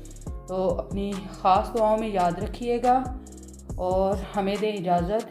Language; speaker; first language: Urdu; native; Urdu